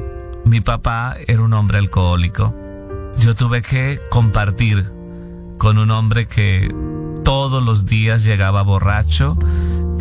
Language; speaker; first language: Spanish; native; Spanish